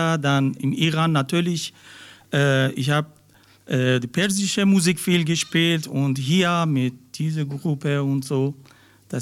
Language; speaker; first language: German; non-native, learner; Persian